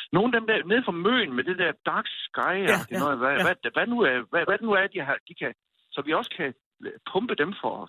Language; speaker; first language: Danish; native; Danish